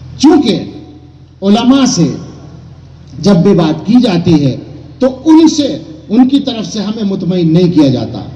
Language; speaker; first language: Urdu; native; Urdu